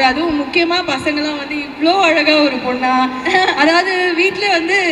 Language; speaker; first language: Tamil; native; Tamil